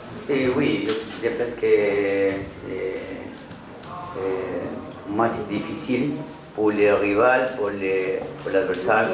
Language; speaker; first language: French; non-native, learner; Spanish